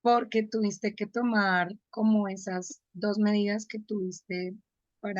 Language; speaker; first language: Spanish; native; Spanish